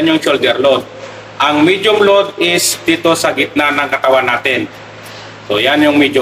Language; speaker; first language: Filipino; native; Filipino